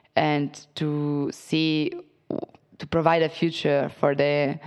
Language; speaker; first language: English; non-native, fluent; Italian